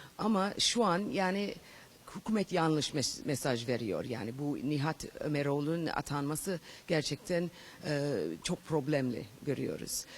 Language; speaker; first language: Turkish; non-native, fluent; English